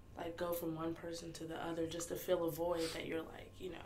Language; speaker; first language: English; early bilingual, other home language; Haitian Creole